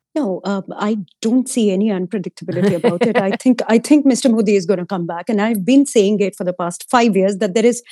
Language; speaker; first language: English; non-native, local second language; Hindi